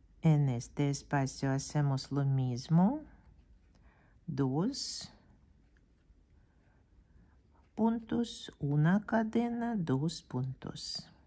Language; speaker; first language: Spanish; non-native, fluent; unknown